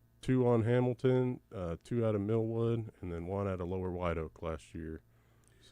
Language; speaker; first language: English; native; English